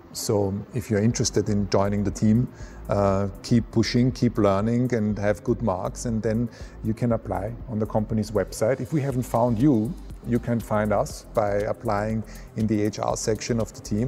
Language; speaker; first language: English; non-native, fluent; German